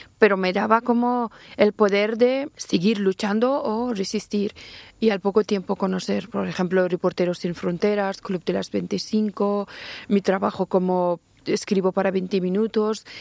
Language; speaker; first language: Spanish; non-native, fluent; Persian